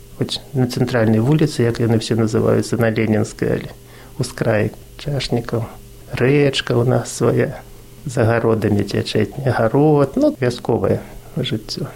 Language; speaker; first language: Belarusian; non-native, local second language; Russian